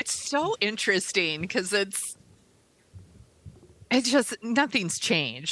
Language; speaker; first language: English; native; English